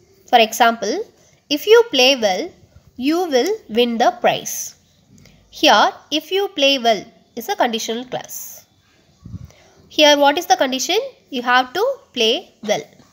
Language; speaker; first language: English; non-native, local second language; Tamil